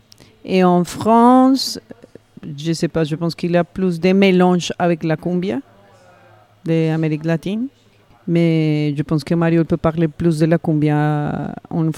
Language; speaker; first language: French; non-native, fluent; Spanish